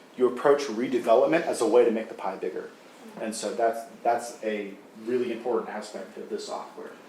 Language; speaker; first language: English; native; English